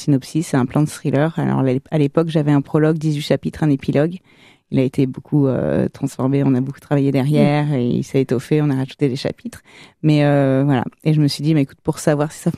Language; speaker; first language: French; native; French